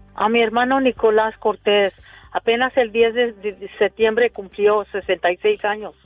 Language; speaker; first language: Spanish; early bilingual, heritage; Spanish